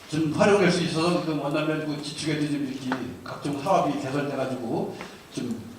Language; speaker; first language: Korean; native; Korean